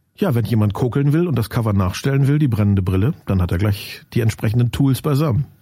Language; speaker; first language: German; native; German